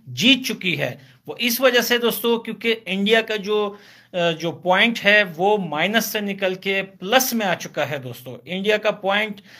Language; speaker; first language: Urdu; non-native, fluent; Pashto